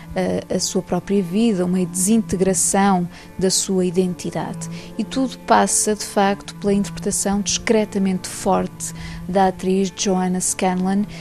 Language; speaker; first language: Portuguese; native; Portuguese